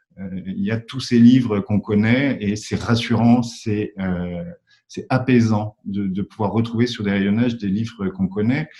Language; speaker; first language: French; native; French